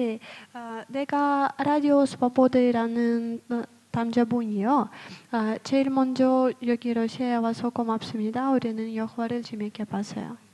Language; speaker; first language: Korean; non-native, fluent; Russian